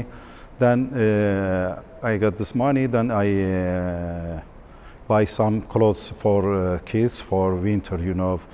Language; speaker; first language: English; non-native, learner; Turkish